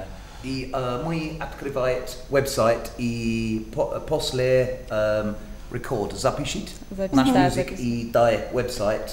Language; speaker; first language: Russian; non-native, learner; English